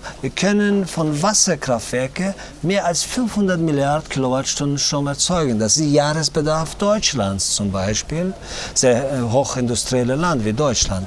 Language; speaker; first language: German; non-native, fluent; Tajik